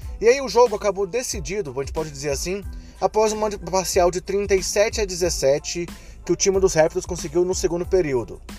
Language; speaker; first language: Portuguese; native; Portuguese